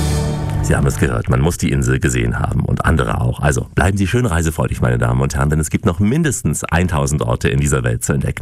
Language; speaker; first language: German; native; German